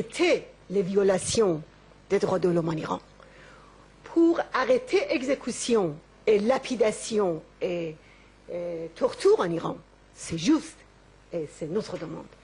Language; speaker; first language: French; non-native, learner; Persian